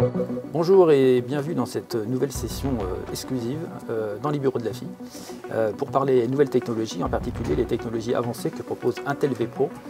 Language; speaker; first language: French; native; French